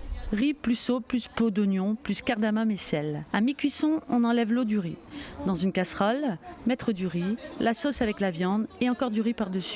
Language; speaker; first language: French; native; French